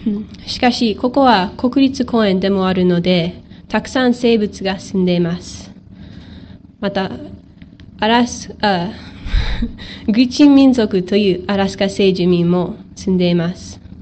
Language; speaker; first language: Japanese; non-native, learner; English